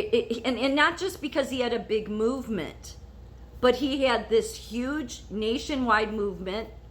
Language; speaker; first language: English; native; English